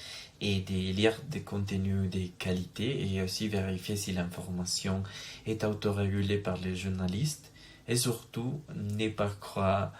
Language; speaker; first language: French; non-native, learner; Spanish